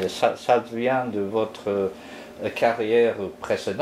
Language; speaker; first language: French; non-native, fluent; Japanese